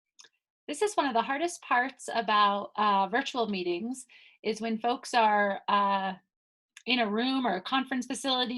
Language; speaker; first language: English; native; English